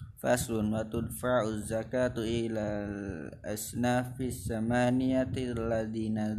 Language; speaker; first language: Arabic; non-native, learner; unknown